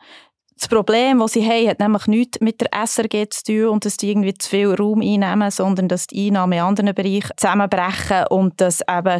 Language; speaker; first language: German; native; German